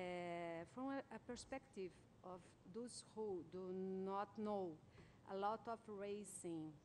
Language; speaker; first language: English; non-native, learner; Portuguese